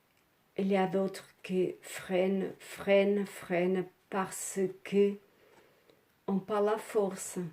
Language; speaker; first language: French; non-native, learner; Portuguese